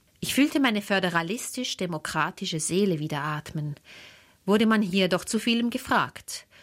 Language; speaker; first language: German; native; German